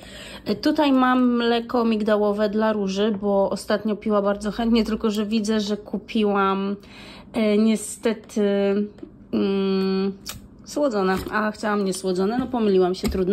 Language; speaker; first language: Polish; native; Polish